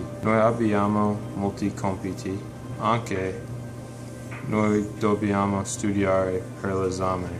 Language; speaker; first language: Italian; non-native, learner; English